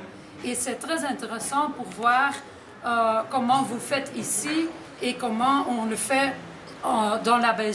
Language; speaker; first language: French; non-native, local second language; Dutch